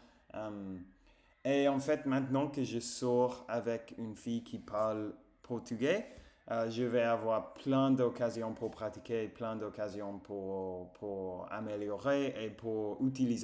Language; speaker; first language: French; non-native, fluent; English